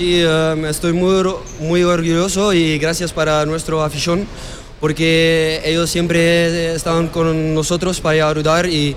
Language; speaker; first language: Spanish; non-native, fluent; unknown